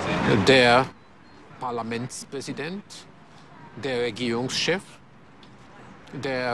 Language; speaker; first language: German; non-native, fluent; Hungarian